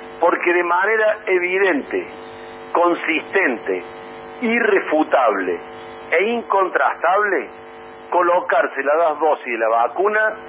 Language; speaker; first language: Spanish; native; Spanish